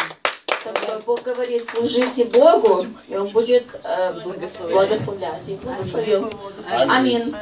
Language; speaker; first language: Russian; early bilingual, heritage; Russian